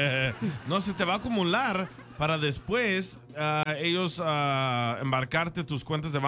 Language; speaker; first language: Spanish; native; Spanish